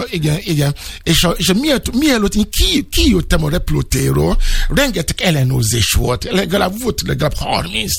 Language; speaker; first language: Hungarian; non-native, fluent; Yoruba